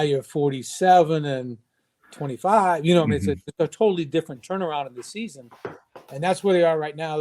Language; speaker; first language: English; native; English